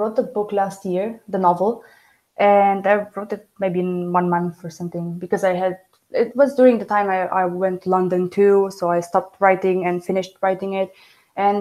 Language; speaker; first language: English; non-native, fluent; Romanian